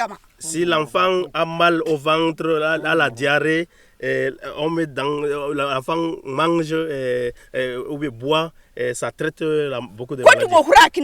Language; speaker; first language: French; non-native, local second language; Fula